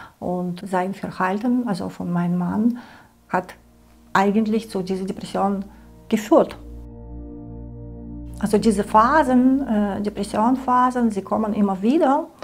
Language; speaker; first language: German; non-native, learner; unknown